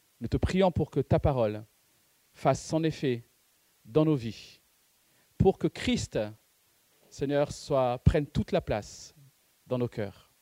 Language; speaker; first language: French; non-native, local second language; Malagasy